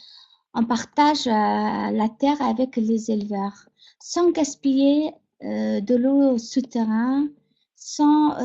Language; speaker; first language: French; non-native, fluent; Mongolian